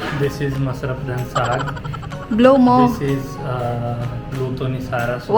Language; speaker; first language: Filipino; non-native, learner; Punjabi